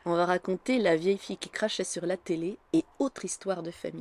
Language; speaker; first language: French; native; French